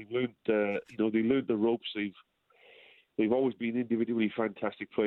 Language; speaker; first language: English; native; English